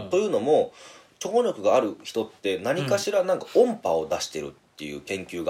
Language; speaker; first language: Japanese; native; Japanese